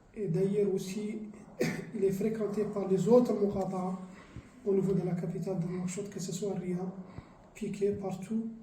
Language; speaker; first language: French; non-native, local second language; Arabic